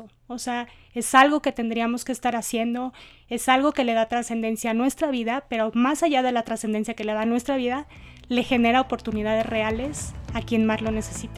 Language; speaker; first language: Spanish; native; Spanish